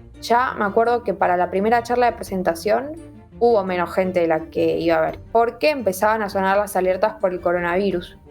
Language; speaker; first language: Spanish; native; Spanish